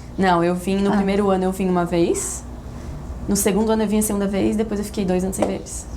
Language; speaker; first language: Portuguese; native; Portuguese